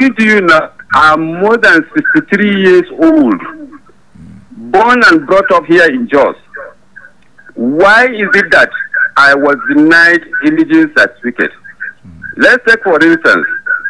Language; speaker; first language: English; non-native, local second language; Hausa